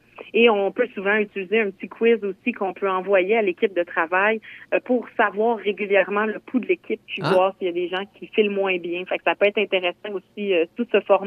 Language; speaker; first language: French; native; French